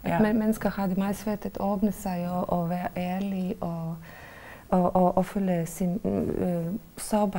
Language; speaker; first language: Danish; non-native, fluent; Bosnian